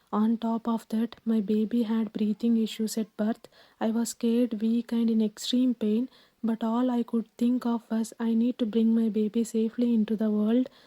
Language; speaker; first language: English; non-native, local second language; Telugu